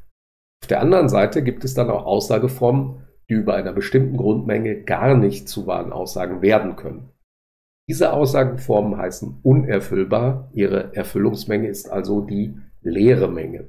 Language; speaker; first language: German; native; German